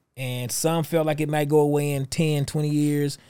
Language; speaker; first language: English; native; English